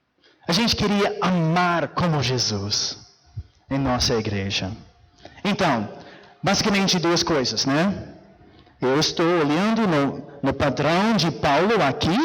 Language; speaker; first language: Portuguese; non-native, fluent; English